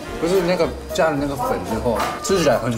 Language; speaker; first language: Chinese; native; Chinese